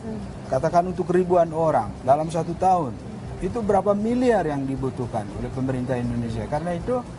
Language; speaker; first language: Indonesian; native; Indonesian